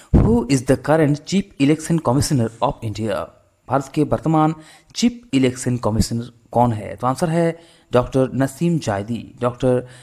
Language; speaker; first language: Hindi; non-native, local second language; Bangla